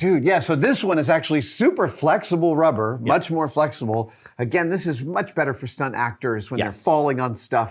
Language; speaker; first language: English; native; English